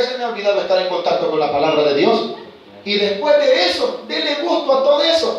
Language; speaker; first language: Spanish; native; Spanish